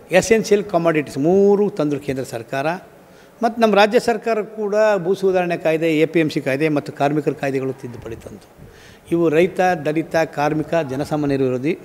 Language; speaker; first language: Kannada; native; Kannada